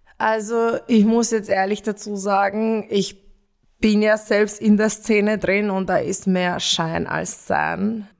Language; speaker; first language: German; early bilingual, other home language; Romanian